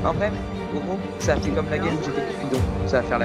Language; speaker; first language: French; native; French